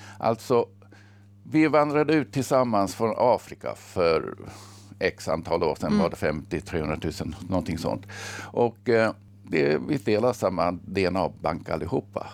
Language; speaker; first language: Swedish; early bilingual, other home language; Finnish